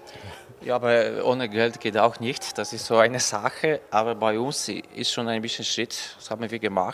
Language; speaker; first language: German; non-native, learner; Polish